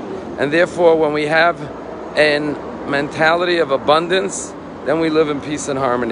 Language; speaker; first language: English; native; English